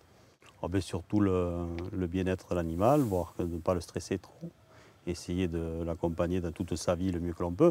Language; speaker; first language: French; native; French